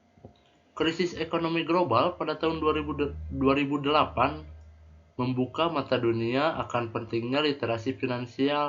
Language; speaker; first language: Indonesian; native; Indonesian